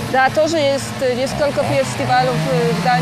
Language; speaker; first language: Russian; non-native, learner; Danish